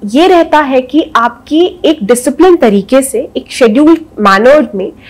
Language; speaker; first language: Hindi; native; Hindi